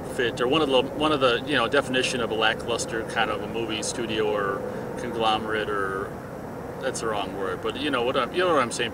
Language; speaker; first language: English; native; English